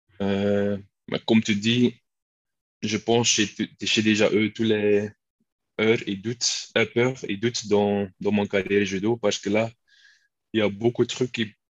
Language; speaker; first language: French; non-native, local second language; Dutch